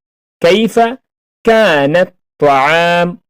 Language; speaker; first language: Arabic; non-native, fluent; Pashto